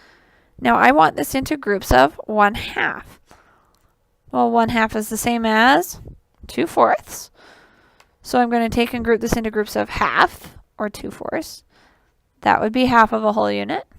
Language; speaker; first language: English; native; English